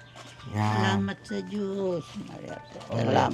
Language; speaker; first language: Filipino; non-native, local second language; Cebuano